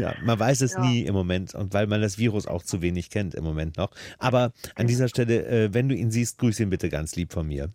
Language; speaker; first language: German; native; German